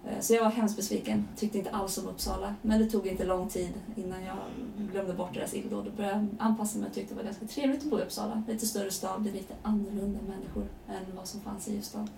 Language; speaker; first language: Swedish; early bilingual, other home language; Persian